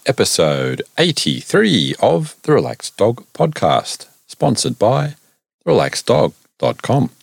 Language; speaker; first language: English; native; English